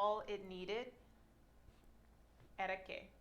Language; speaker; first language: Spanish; non-native, fluent; English